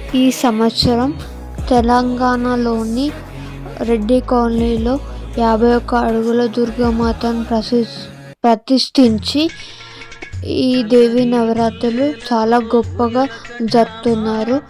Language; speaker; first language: Telugu; native; Telugu